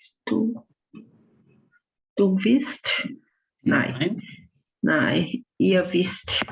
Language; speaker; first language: German; non-native, learner; Portuguese